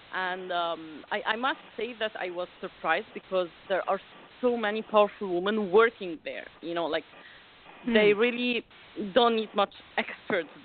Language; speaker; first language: English; non-native, fluent; Arabic